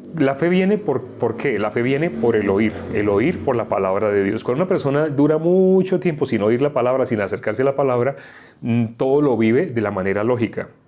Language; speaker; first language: Spanish; native; Spanish